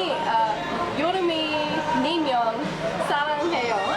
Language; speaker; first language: Korean; non-native, learner; English